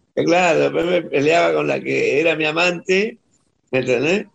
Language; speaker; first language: Spanish; native; Spanish